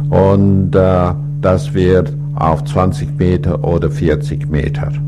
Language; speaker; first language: German; non-native, learner; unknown